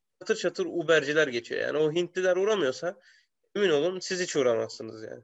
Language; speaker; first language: Turkish; native; Turkish